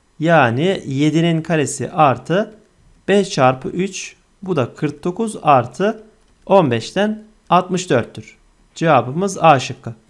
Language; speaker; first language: Turkish; native; Turkish